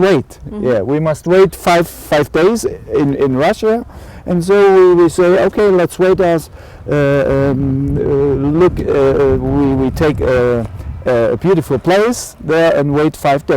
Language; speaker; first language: English; non-native, learner; German